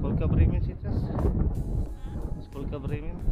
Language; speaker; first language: Russian; non-native, learner; Filipino